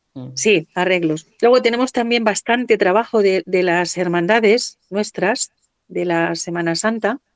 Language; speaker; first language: Spanish; native; Spanish